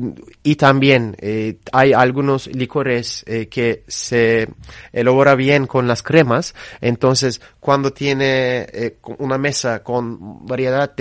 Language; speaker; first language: Spanish; non-native, fluent; Turkish